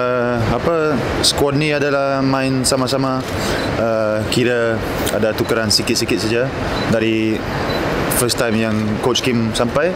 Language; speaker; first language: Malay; non-native, fluent; English